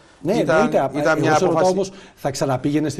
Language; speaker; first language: Greek; native; Greek